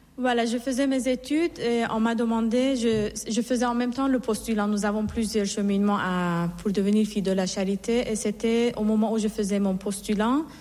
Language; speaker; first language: French; non-native, fluent; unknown